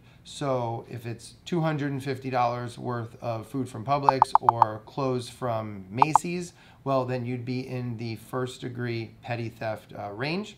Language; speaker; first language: English; native; English